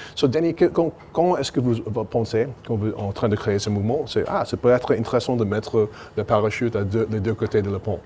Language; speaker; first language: French; non-native, learner; English